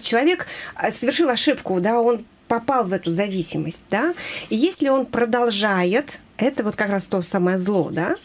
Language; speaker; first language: Russian; native; Russian